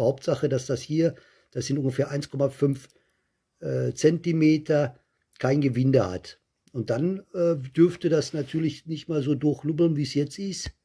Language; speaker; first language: German; native; German